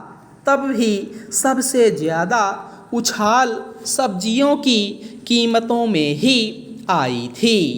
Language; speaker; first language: Hindi; native; Hindi